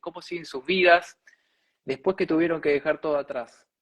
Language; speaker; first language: Spanish; native; Spanish